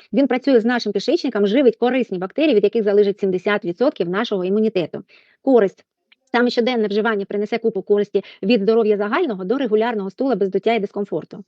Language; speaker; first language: Ukrainian; non-native, local second language; Russian